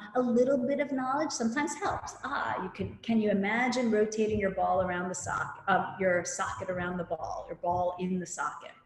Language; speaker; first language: English; native; English